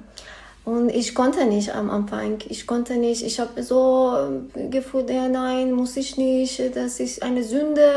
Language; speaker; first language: German; non-native, learner; Persian